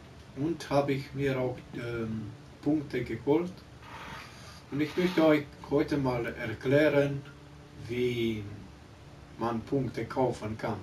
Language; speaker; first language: German; non-native, local second language; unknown